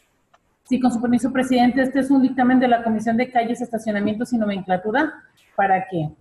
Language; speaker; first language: Spanish; native; Spanish